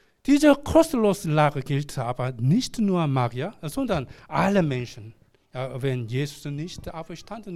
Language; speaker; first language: German; non-native, learner; Korean